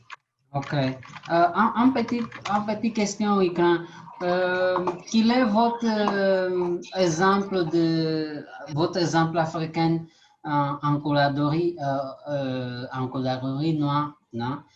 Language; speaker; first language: French; non-native, learner; Portuguese